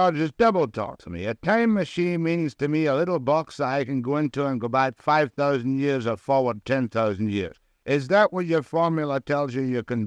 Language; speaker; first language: English; native; English